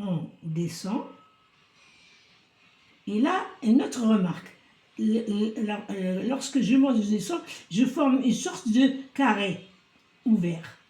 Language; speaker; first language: French; non-native, local second language; Arabic